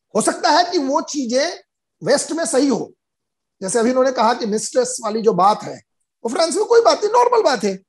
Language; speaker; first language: Hindi; native; Hindi